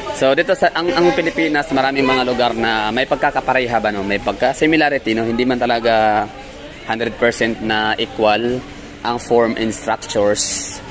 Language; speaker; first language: Filipino; non-native, local second language; Cebuano